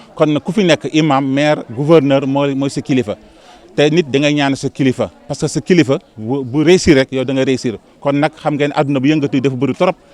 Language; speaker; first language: Wolof; native; Wolof